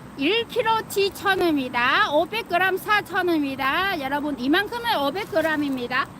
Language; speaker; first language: Korean; non-native, fluent; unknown